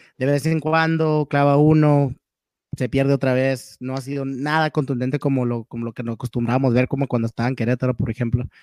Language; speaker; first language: Spanish; native; Spanish